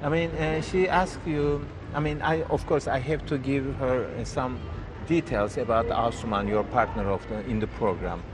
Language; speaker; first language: English; non-native, learner; Turkish